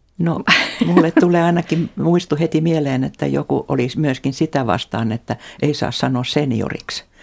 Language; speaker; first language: Finnish; native; Finnish